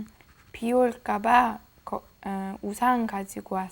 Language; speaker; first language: Korean; non-native, learner; English